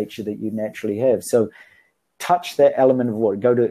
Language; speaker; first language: English; native; English